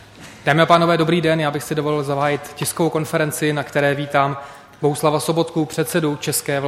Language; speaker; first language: Czech; native; Czech